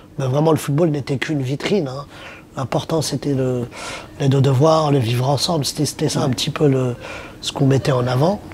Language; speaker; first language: French; early bilingual, other home language; Arabic